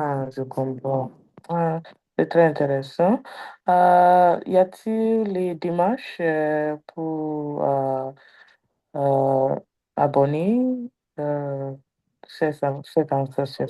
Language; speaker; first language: French; non-native, learner; Igbo